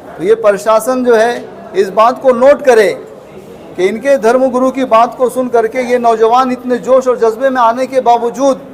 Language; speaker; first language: Urdu; native; Urdu